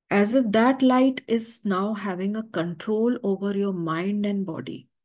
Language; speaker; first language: Hindi; native; Hindi